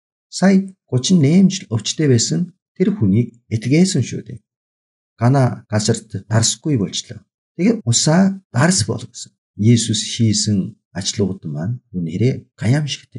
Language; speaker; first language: Mongolian; non-native, fluent; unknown